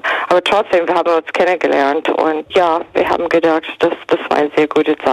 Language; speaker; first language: German; non-native, fluent; English